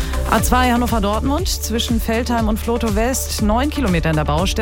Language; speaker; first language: German; native; German